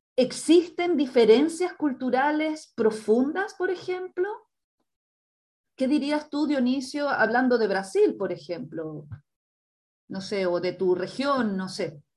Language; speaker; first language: Spanish; native; Spanish